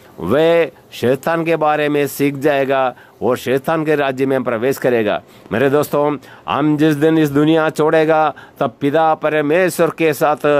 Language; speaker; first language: Hindi; non-native, local second language; Malayalam